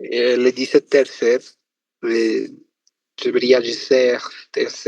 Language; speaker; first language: Portuguese; non-native, learner; Spanish